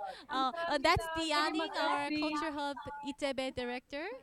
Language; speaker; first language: English; non-native, fluent; Korean